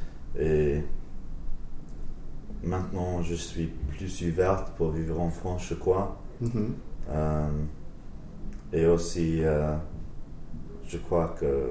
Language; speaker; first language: French; non-native, learner; English